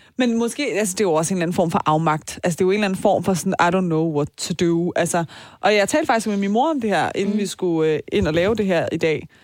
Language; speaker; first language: Danish; early bilingual, other home language; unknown